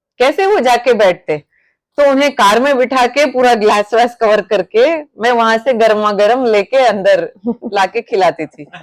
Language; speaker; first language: Hindi; non-native, local second language; Kannada